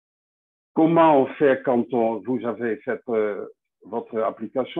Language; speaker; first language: French; non-native, fluent; Dutch